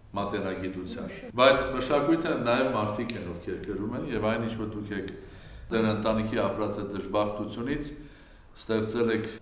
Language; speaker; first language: Armenian; native; Armenian